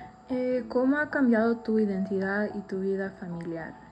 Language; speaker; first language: Spanish; early bilingual, heritage; Spanish